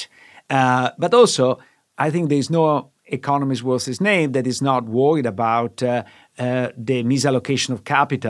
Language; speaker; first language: English; non-native, fluent; Italian